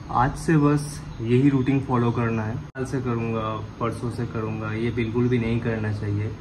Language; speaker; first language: Hindi; non-native, local second language; Bangla